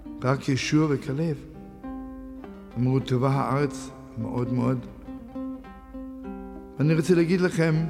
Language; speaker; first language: Hebrew; non-native, fluent; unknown